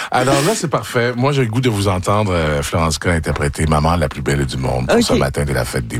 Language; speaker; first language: French; native; French